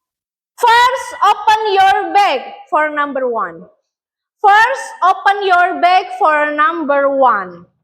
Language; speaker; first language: English; non-native, learner; Indonesian